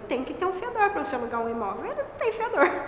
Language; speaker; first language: Portuguese; native; Portuguese